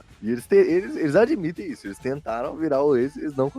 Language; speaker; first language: Portuguese; native; Portuguese